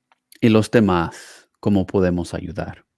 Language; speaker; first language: Spanish; non-native, fluent; English